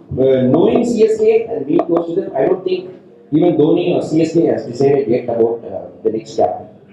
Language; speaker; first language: English; non-native, local second language; Tamil